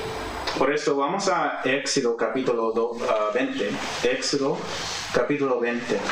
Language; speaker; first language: Spanish; non-native, fluent; English